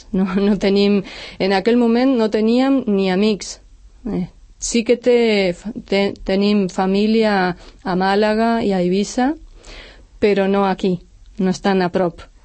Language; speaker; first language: Catalan; non-native, fluent; Spanish